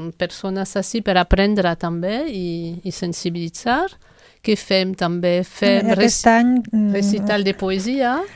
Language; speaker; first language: Catalan; non-native, fluent; French